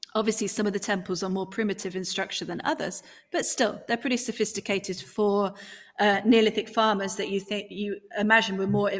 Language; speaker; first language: English; native; English